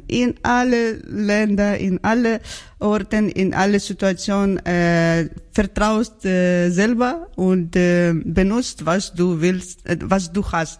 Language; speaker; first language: German; non-native, learner; Georgian